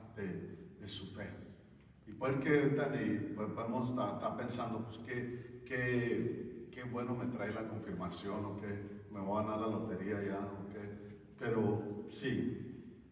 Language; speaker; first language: Spanish; non-native, learner; English